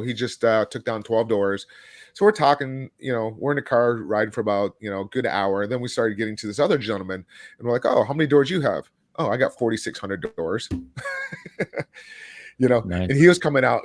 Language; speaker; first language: English; native; English